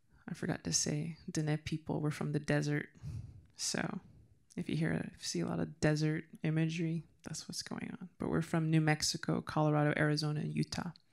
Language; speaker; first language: English; native; English